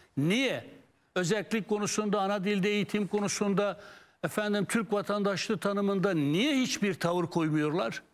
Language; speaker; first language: Turkish; non-native, local second language; Kurdish